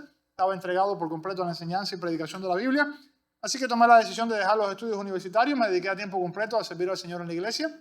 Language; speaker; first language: Spanish; native; Spanish